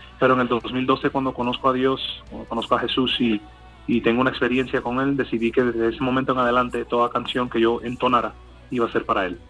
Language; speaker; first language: Spanish; early bilingual, heritage; English